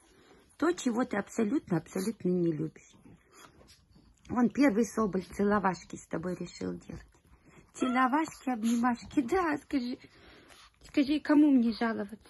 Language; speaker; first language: Russian; native; Russian